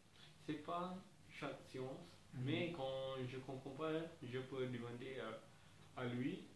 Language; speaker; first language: French; non-native, learner; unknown